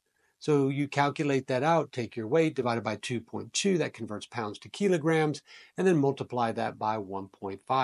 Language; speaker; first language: English; native; English